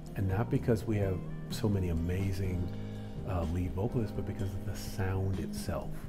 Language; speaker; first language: English; native; English